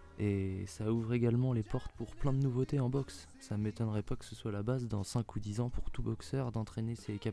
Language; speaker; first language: French; native; French